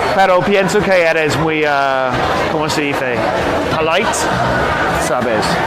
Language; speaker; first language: Spanish; non-native, learner; English